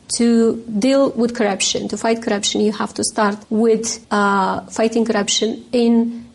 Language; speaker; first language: English; non-native, fluent; Romanian